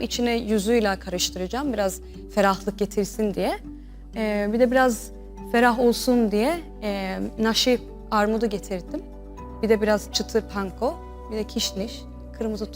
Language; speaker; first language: Turkish; early bilingual, heritage; Turkish